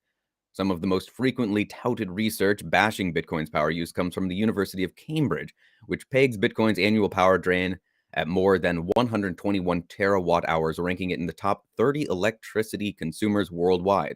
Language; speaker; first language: English; native; English